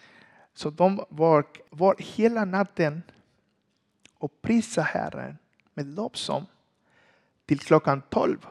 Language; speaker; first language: Swedish; non-native, learner; Spanish